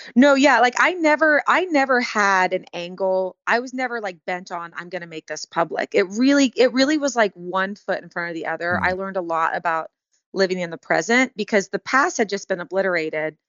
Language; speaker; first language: English; native; English